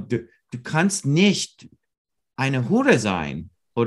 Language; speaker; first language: German; non-native, learner; English